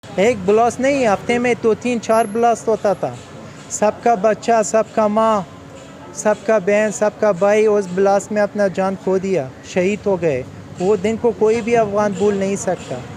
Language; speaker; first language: Hindi; non-native, learner; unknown